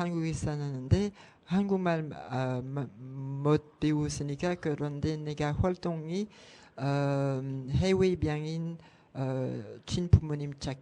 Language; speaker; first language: Korean; non-native, learner; French